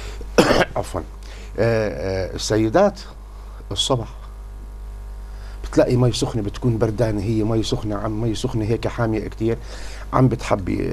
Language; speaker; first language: Arabic; native; Arabic